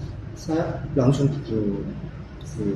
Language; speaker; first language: Indonesian; non-native, learner; Korean